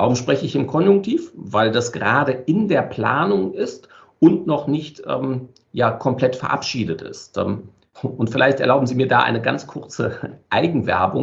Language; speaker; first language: German; native; German